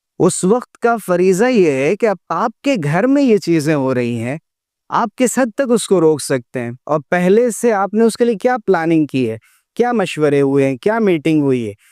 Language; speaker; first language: Urdu; native; Urdu